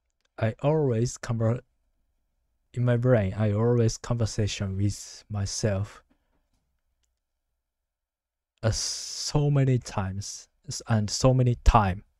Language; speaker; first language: English; non-native, learner; Japanese